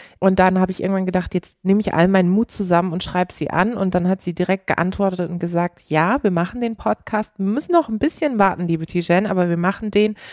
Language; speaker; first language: German; native; German